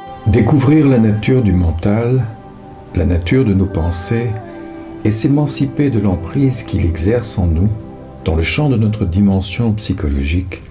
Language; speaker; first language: French; native; French